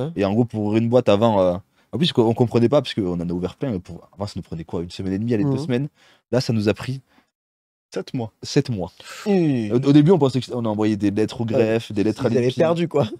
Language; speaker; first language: French; native; French